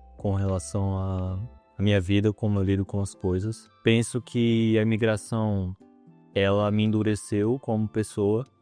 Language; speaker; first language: Portuguese; native; Portuguese